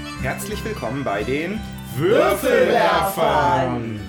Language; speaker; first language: German; native; German